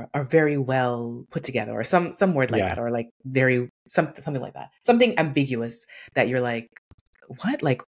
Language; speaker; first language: English; native; English